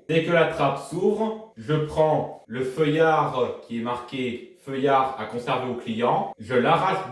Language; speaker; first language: French; native; French